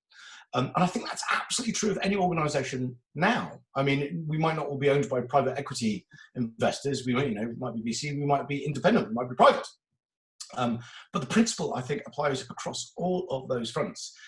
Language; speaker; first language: English; native; English